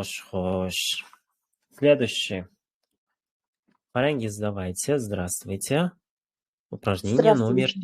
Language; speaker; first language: Russian; non-native, fluent; Uzbek